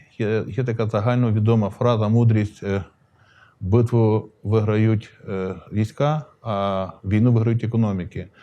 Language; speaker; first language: Ukrainian; native; Ukrainian